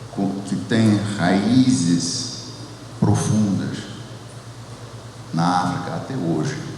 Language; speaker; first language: Portuguese; non-native, fluent; English